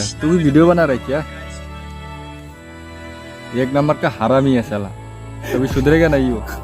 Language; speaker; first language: Hindi; non-native, local second language; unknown